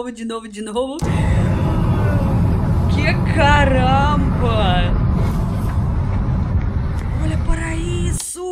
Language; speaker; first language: Portuguese; non-native, learner; Russian